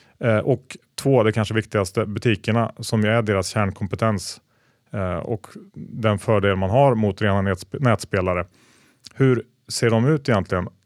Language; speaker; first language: Swedish; native; Swedish